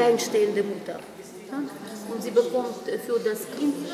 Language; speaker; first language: German; non-native, fluent; Russian